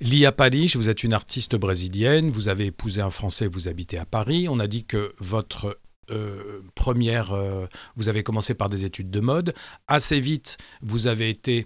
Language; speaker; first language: French; native; French